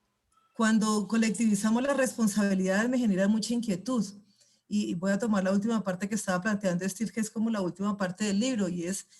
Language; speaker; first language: Spanish; native; Spanish